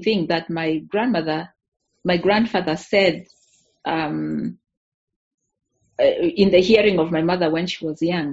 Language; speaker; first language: English; non-native, local second language; Meru